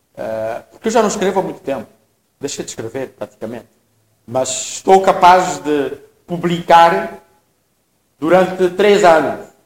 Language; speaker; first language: Portuguese; non-native, local second language; Tsonga